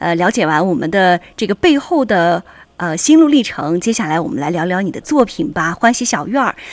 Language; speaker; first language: Chinese; native; Chinese